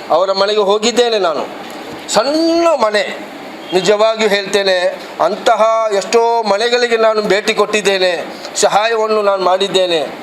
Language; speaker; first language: Kannada; non-native, local second language; Badaga